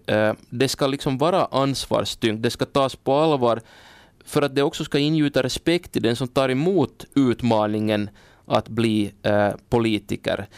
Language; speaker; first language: Swedish; native; Swedish